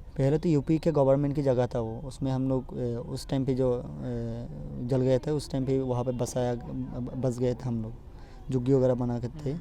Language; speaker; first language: Hindi; non-native, fluent; Rohingya